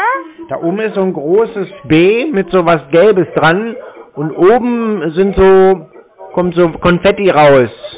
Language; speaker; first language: German; native; German